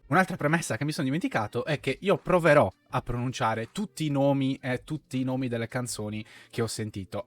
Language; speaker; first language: Italian; native; Italian